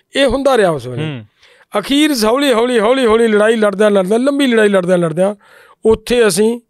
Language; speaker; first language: Punjabi; native; Punjabi